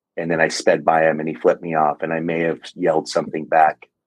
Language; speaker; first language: English; native; English